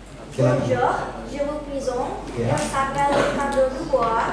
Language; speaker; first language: French; non-native, learner; Indonesian